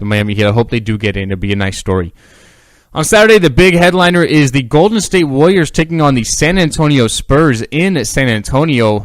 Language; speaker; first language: English; native; English